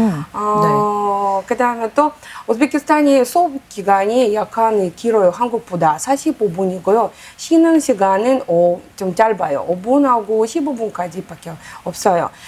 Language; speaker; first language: Korean; non-native, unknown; Uzbek